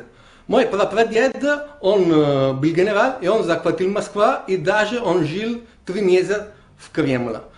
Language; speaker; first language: Russian; non-native, learner; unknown